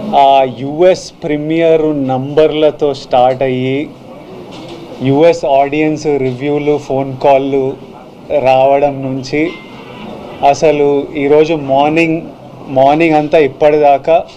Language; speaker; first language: Telugu; native; Telugu